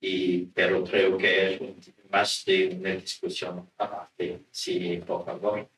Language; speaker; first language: Spanish; non-native, learner; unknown